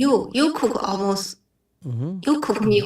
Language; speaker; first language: English; non-native, learner; Chinese